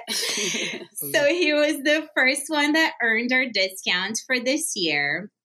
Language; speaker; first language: English; early bilingual, other home language; Portuguese